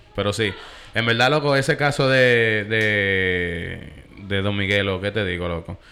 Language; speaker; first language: Spanish; early bilingual, heritage; Spanish